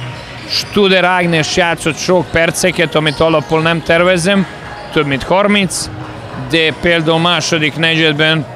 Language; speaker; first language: Hungarian; non-native, learner; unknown